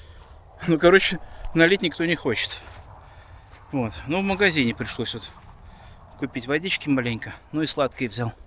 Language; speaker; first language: Russian; native; Russian